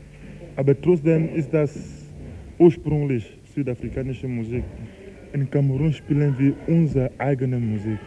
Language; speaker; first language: German; non-native, fluent; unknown